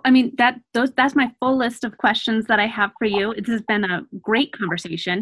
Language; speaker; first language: English; native; English